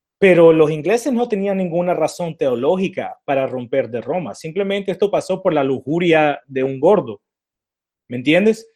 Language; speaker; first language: Spanish; early bilingual, heritage; Spanish